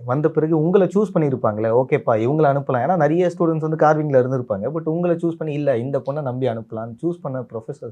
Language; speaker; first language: Tamil; native; Tamil